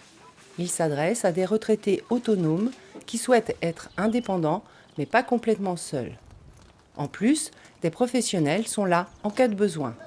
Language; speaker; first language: French; native; French